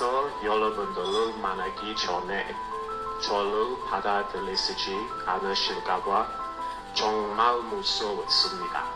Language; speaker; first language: Korean; non-native, learner; English